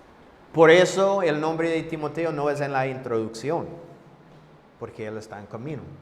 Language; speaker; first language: Spanish; non-native, fluent; English